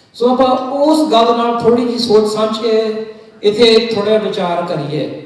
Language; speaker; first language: Punjabi; early bilingual, heritage; Punjabi